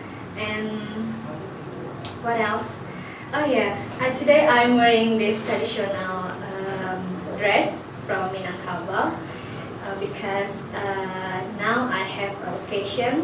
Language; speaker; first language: English; non-native, learner; Indonesian